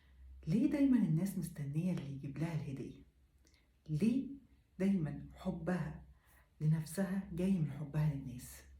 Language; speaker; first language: Arabic; native; Arabic